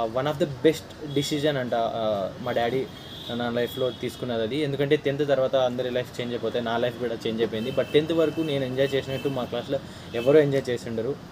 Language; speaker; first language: Telugu; non-native, local second language; Urdu